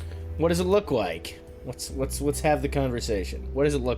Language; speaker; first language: English; native; English